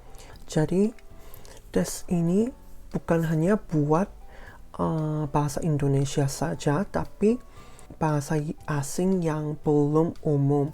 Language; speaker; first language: Indonesian; non-native, fluent; Korean